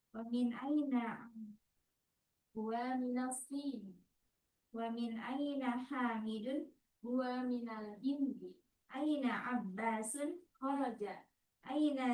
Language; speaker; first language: Arabic; non-native, learner; Indonesian